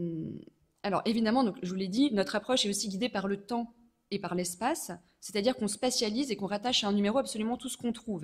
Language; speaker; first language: French; native; French